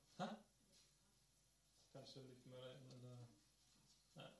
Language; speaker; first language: Norwegian; non-native, fluent; English